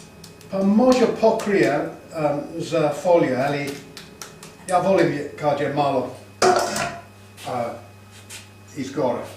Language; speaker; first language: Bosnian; non-native, learner; English